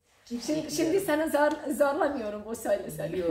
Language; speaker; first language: Turkish; non-native, learner; Croatian